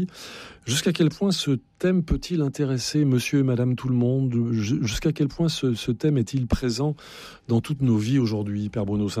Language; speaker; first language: French; native; French